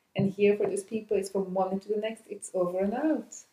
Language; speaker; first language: English; non-native, fluent; Dutch